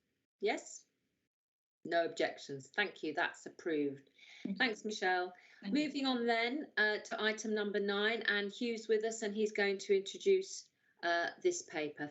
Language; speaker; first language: English; native; English